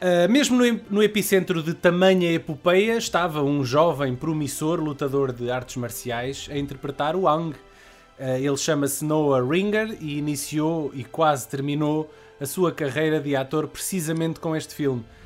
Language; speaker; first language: Portuguese; native; Portuguese